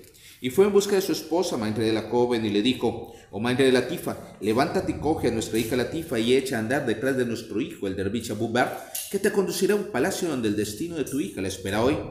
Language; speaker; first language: Spanish; native; Spanish